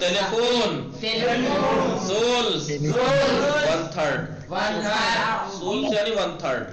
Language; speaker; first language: Persian; non-native, fluent; Urdu